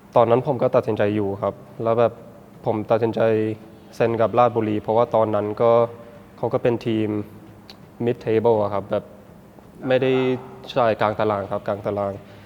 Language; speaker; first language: Thai; early bilingual, heritage; Thai